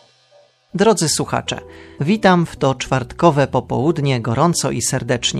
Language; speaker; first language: Polish; native; Polish